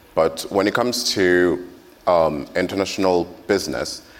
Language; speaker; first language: English; non-native, fluent; French